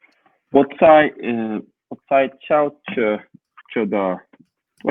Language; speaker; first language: Chinese; non-native, learner; English